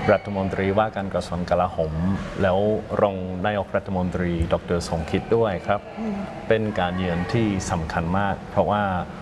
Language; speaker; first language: Thai; non-native, fluent; English